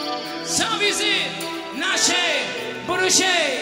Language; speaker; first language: Russian; non-native, learner; German